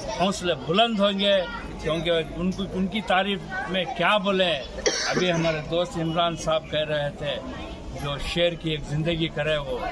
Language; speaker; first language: Hindi; non-native, local second language; Urdu